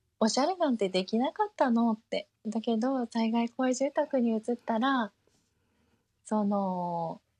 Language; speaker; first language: Japanese; early bilingual, heritage; Japanese